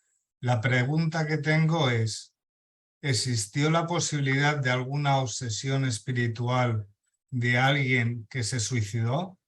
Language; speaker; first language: Spanish; native; Spanish